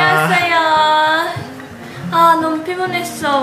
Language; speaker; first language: Korean; non-native, fluent; Japanese